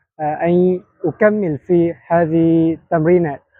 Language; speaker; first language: Arabic; non-native, learner; Malay